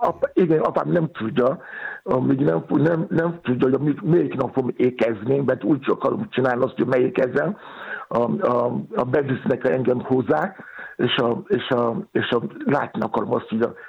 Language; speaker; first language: Hungarian; non-native, learner; Yoruba